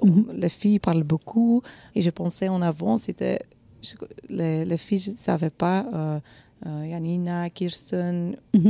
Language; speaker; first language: French; non-native, local second language; Dutch